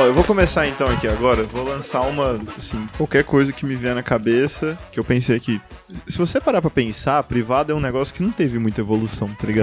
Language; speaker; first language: Portuguese; native; Portuguese